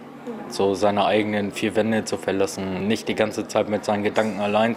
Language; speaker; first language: German; native; German